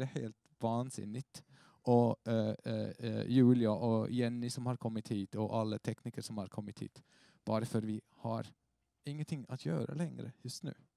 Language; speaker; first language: Swedish; non-native, fluent; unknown